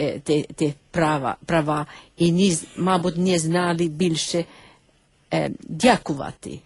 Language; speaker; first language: Ukrainian; non-native, learner; Finnish